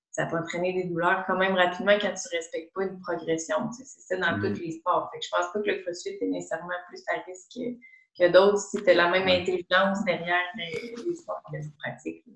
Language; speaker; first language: French; native; French